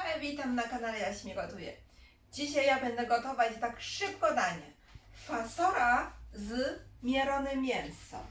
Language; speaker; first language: Polish; non-native, learner; Chinese